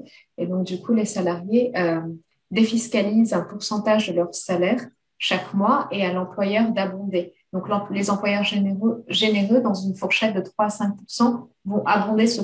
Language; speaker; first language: French; native; French